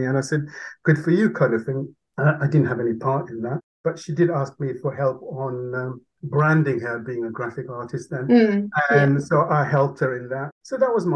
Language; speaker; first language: English; non-native, local second language; Urdu